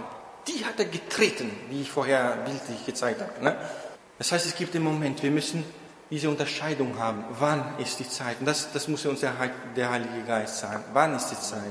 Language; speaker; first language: German; non-native, fluent; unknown